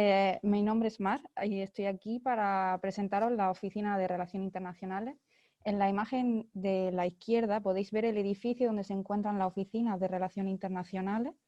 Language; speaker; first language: Spanish; native; Spanish